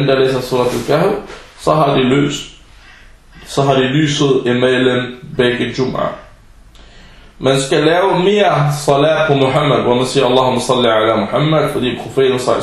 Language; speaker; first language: Danish; non-native, fluent; Arabic